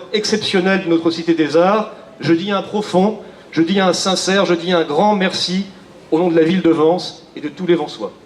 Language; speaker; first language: French; native; French